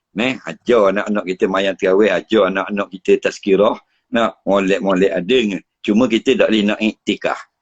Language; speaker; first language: Malay; native; Malay